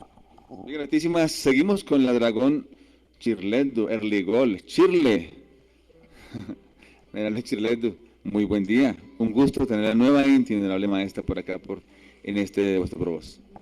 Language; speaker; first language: Spanish; native; Spanish